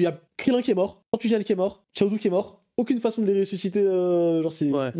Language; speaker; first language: French; native; French